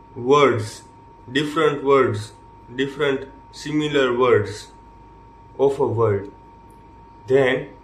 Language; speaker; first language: English; non-native, local second language; Gujarati